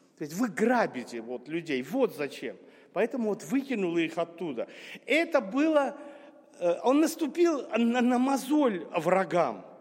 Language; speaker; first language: Russian; non-native, local second language; Armenian